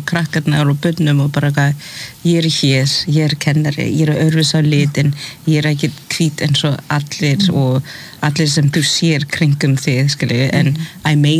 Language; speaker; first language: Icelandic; non-native, fluent; English